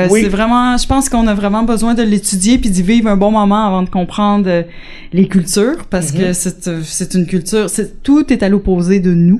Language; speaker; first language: French; native; French